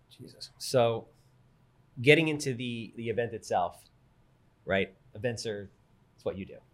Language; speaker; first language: English; native; English